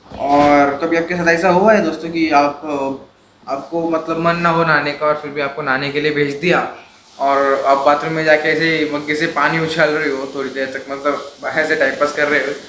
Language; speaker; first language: Hindi; non-native, local second language; Marathi